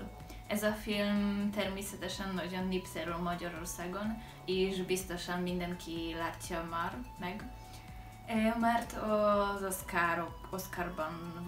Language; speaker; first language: Hungarian; non-native, learner; Polish